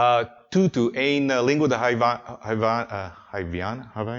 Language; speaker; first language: Portuguese; non-native, learner; English